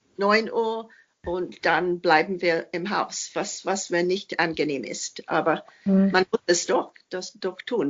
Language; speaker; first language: German; non-native, fluent; English